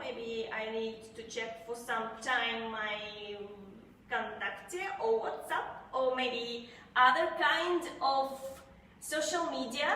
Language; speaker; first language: English; non-native, fluent; Russian